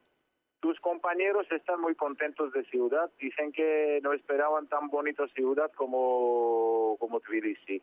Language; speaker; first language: Spanish; non-native, fluent; Georgian